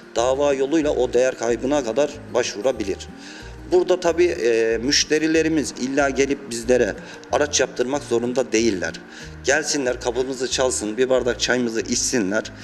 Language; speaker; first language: Turkish; native; Turkish